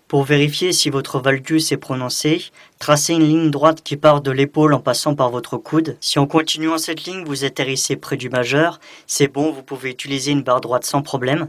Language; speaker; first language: French; native; French